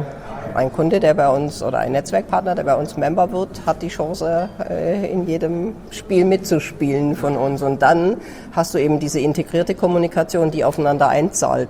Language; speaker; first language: German; native; German